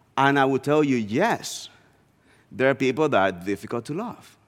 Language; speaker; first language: English; non-native, fluent; Spanish